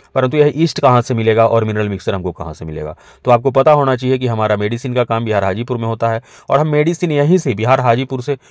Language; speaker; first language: Hindi; native; Hindi